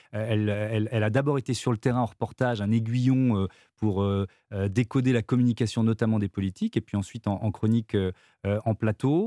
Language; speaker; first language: French; native; French